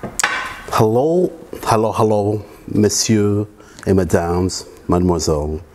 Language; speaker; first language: French; non-native, learner; Arabic